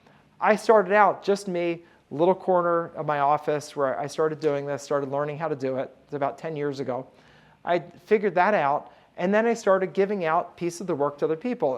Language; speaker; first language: English; native; English